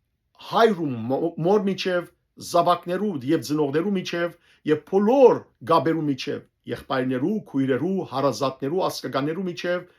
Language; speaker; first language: Armenian; native; Armenian